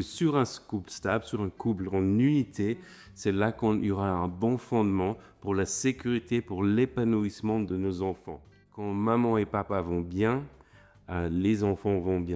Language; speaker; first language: French; native; French